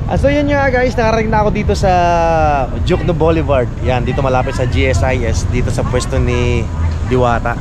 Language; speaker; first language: Filipino; non-native, local second language; Waray